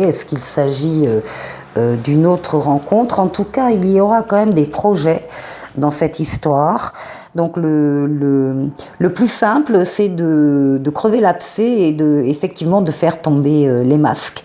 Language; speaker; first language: French; native; French